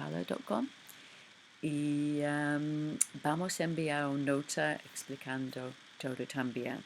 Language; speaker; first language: Spanish; non-native, learner; English